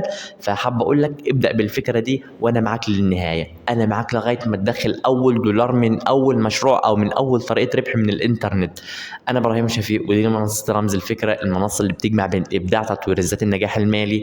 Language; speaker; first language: Arabic; native; Arabic